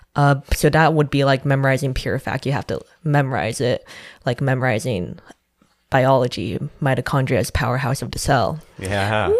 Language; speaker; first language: English; non-native, fluent; Chinese